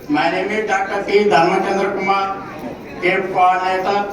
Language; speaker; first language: English; non-native, local second language; Telugu